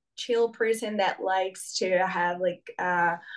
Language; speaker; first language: English; non-native, fluent; Spanish